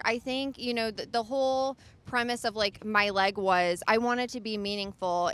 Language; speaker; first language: English; native; English